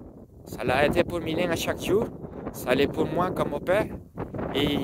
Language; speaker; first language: French; non-native, learner; Spanish